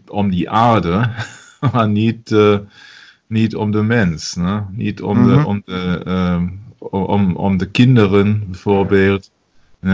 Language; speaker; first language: Dutch; non-native, learner; German